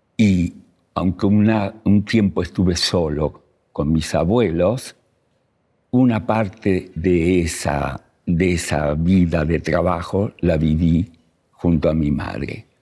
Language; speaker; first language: Spanish; early bilingual, other home language; Russian